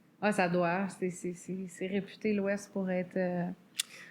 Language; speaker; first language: French; native; French